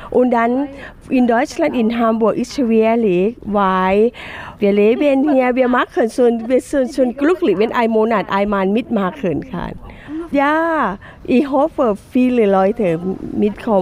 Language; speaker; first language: German; non-native, learner; Thai